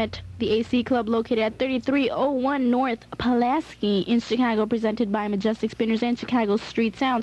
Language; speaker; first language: English; native; English